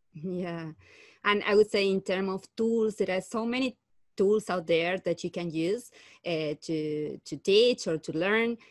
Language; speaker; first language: English; non-native, fluent; Spanish